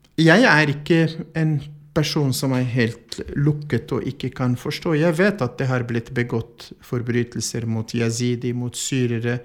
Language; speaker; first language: Norwegian; non-native, fluent; Arabic